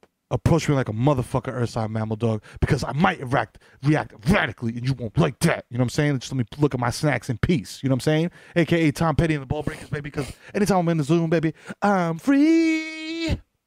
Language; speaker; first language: English; early bilingual, other home language; Spanish